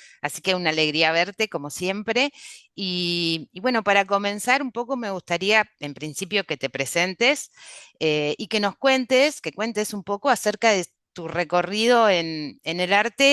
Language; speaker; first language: Spanish; native; Spanish